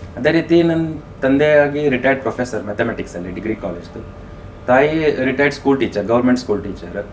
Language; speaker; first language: Kannada; native; Kannada